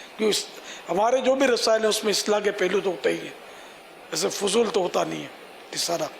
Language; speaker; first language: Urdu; non-native, local second language; Memoni